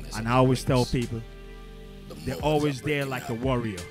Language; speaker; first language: English; non-native, local second language; Yoruba